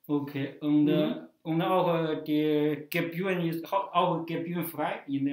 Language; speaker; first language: German; non-native, fluent; Chinese